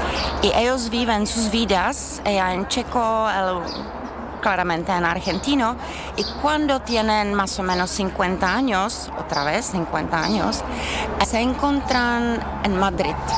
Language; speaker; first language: Spanish; non-native, fluent; Czech